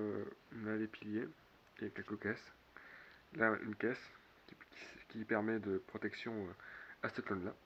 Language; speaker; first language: French; native; French